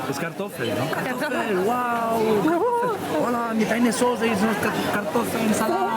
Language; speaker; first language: German; non-native, learner; Spanish